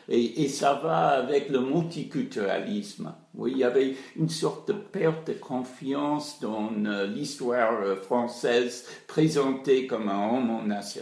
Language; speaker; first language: French; non-native, fluent; English